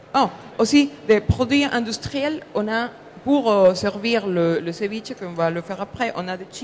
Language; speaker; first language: French; non-native, fluent; Spanish